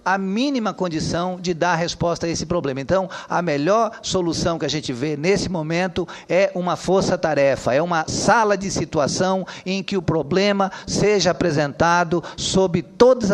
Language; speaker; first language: Portuguese; native; Portuguese